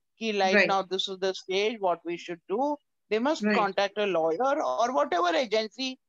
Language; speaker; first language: English; non-native, local second language; Hindi